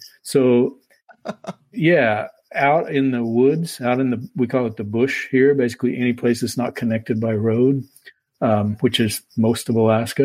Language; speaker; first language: English; native; English